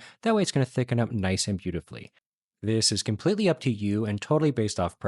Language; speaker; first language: English; native; English